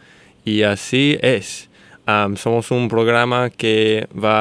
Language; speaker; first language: Spanish; non-native, fluent; English